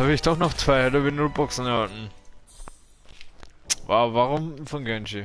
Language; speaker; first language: German; native; German